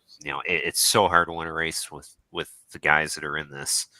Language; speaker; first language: English; native; English